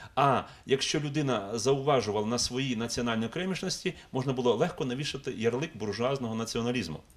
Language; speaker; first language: Ukrainian; native; Ukrainian